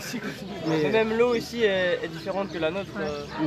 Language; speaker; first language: French; native; French